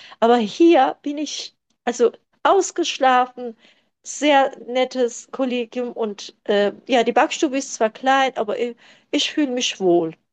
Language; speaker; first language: German; early bilingual, other home language; Turkish